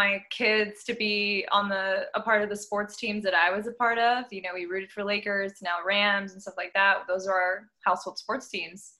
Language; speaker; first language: English; native; English